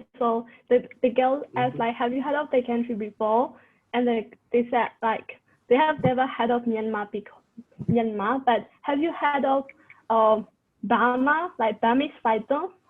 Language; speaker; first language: English; non-native, fluent; Burmese